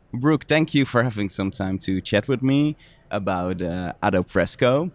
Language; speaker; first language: English; non-native, fluent; Dutch